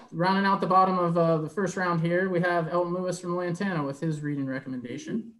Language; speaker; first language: English; native; English